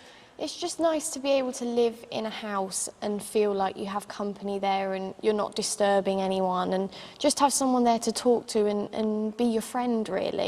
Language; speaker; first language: English; native; English